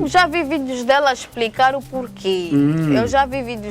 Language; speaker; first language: Portuguese; native; Portuguese